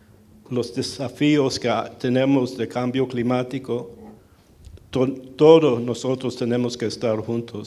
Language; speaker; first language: Spanish; early bilingual, heritage; Spanish